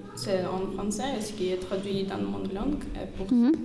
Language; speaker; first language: French; non-native, fluent; Ukrainian